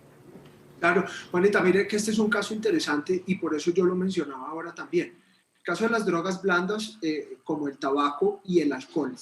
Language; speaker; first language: Spanish; native; Spanish